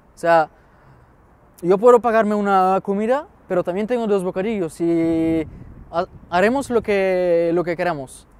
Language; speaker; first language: Spanish; non-native, fluent; Bulgarian